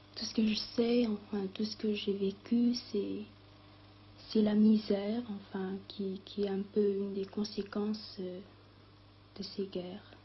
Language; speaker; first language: French; early bilingual, other home language; Vietnamese